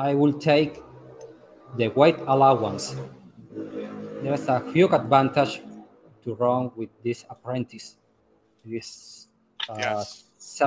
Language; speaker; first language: English; non-native, learner; Spanish